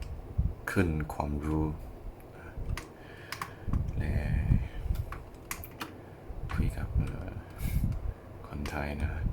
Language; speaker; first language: Thai; non-native, learner; English